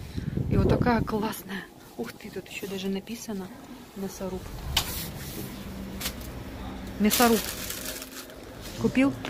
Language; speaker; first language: Russian; native; Russian